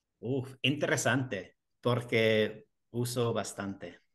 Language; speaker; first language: Spanish; non-native, learner; English